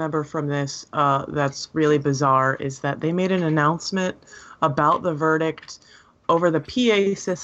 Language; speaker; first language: English; native; English